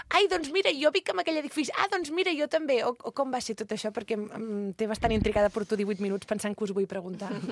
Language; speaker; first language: Catalan; native; Catalan